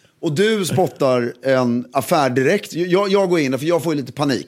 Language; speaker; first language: Swedish; native; Swedish